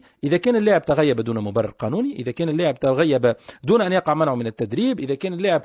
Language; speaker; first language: Arabic; native; Arabic